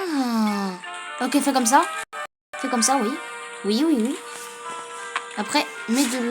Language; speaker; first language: French; native; French